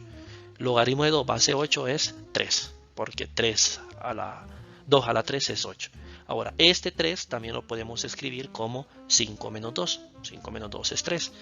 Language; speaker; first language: Spanish; native; Spanish